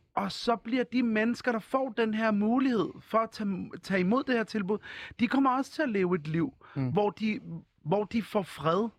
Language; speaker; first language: Danish; early bilingual, other home language; Arabic